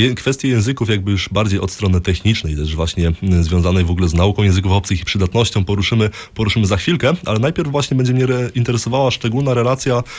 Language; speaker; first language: Polish; native; Polish